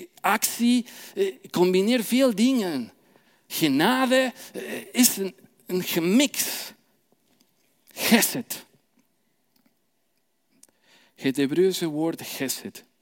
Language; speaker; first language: Dutch; non-native, fluent; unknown